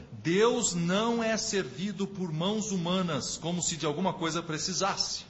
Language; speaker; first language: Portuguese; native; Portuguese